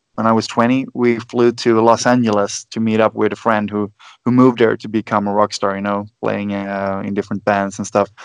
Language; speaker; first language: English; non-native, fluent; Swedish